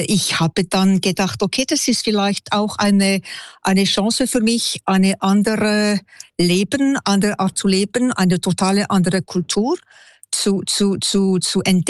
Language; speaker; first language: German; non-native, local second language; French